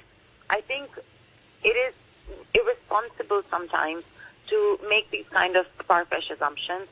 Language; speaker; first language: English; non-native, local second language; Urdu